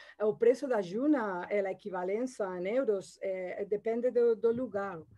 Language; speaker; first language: Portuguese; non-native, learner; Spanish